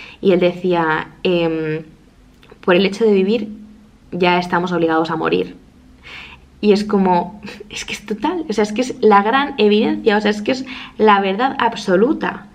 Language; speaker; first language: Spanish; native; Spanish